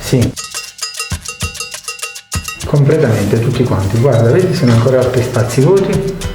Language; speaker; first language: Italian; native; Italian